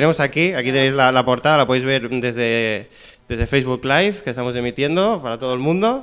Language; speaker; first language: Spanish; native; Spanish